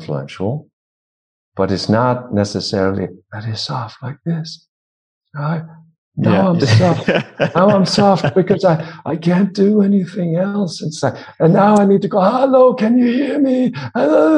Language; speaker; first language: English; non-native, fluent; Swedish